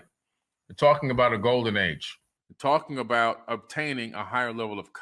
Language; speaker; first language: English; native; English